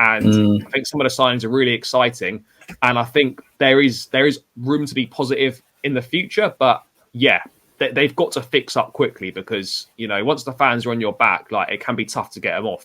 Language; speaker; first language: English; native; English